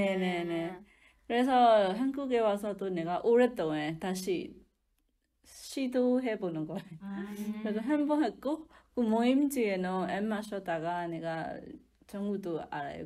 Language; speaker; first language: Korean; non-native, learner; Burmese